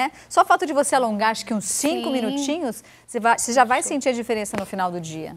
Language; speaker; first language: Portuguese; native; Portuguese